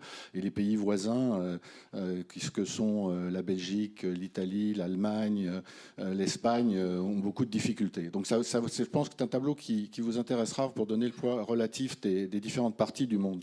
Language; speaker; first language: French; native; French